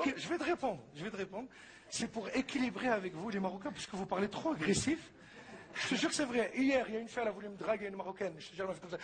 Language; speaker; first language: French; early bilingual, other home language; Arabic